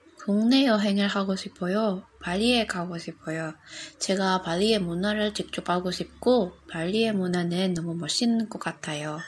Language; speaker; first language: Korean; non-native, learner; Indonesian